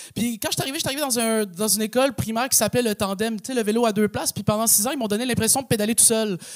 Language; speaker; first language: French; native; French